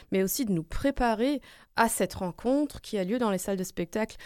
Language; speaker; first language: French; non-native, fluent; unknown